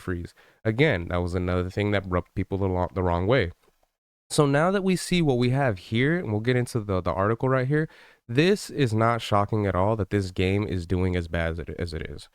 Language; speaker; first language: English; native; English